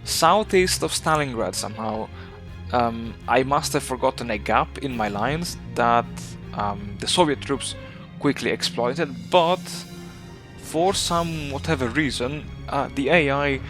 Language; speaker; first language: English; non-native, fluent; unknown